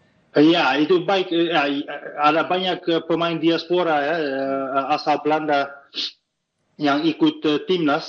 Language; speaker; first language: Indonesian; early bilingual, heritage; Dutch